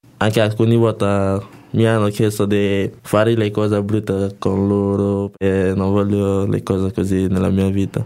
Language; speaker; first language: Italian; non-native, learner; Igbo